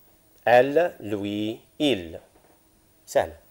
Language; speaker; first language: French; non-native, fluent; Arabic